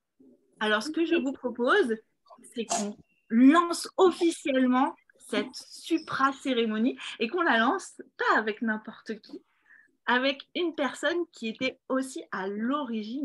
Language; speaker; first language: French; native; French